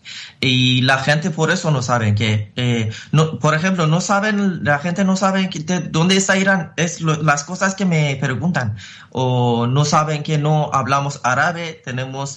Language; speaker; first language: Spanish; non-native, fluent; Persian